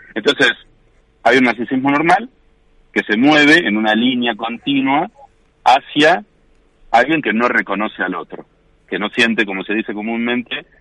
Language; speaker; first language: Spanish; native; Spanish